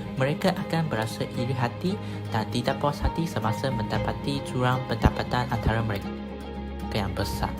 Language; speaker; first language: Malay; non-native, local second language; Chinese